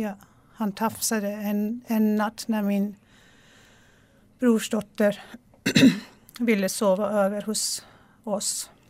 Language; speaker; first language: Swedish; non-native, fluent; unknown